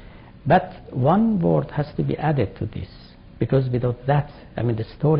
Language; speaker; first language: English; non-native, fluent; Persian